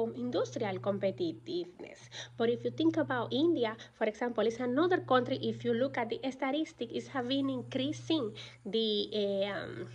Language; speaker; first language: English; non-native, fluent; Spanish